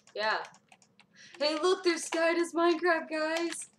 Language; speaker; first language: English; native; English